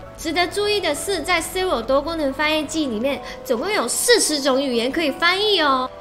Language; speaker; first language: Chinese; non-native, local second language; Cantonese